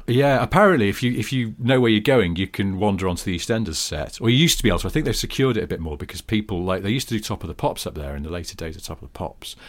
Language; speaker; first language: English; native; English